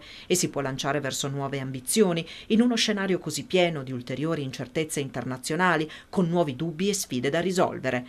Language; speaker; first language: Italian; native; Italian